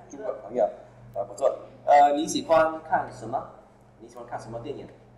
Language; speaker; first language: Chinese; non-native, fluent; Vietnamese